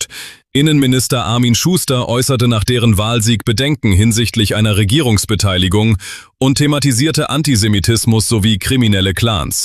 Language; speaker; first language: German; native; German